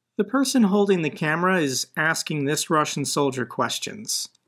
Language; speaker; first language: English; native; English